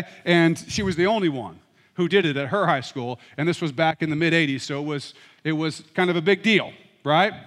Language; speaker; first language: English; native; English